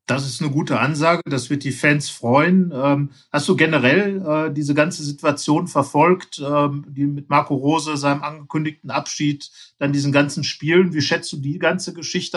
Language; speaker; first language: German; native; German